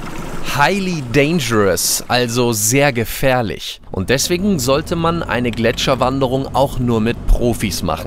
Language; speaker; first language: German; native; German